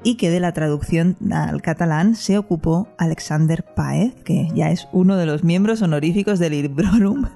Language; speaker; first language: Spanish; non-native, local second language; Catalan